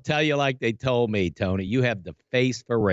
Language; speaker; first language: English; native; English